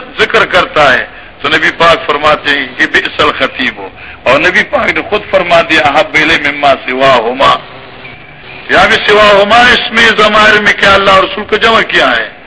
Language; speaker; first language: Urdu; non-native, local second language; Pashto